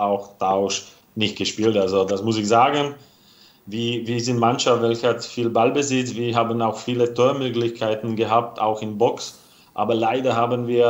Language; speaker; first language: German; non-native, fluent; Slovak